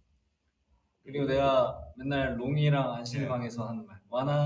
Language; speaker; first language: Korean; native; Korean